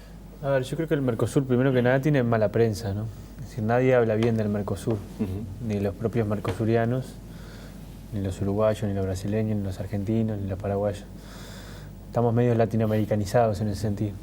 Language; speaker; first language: Spanish; native; Spanish